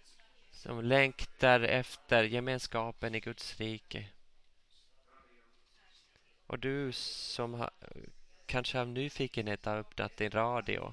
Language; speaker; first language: Swedish; non-native, local second language; Finnish